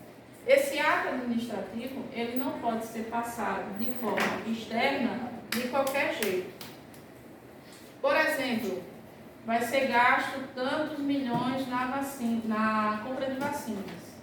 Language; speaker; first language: Portuguese; native; Portuguese